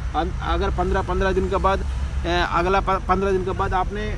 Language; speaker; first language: Hindi; non-native, local second language; Telugu